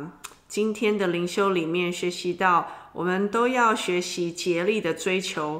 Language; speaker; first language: Chinese; native; Chinese